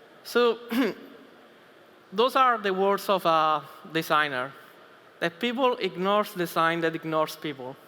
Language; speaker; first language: English; non-native, fluent; Italian